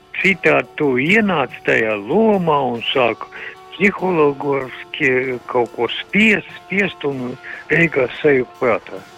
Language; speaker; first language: Latvian; non-native, local second language; Russian